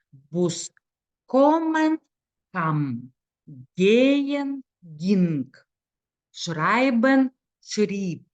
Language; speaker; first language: German; non-native, fluent; Lithuanian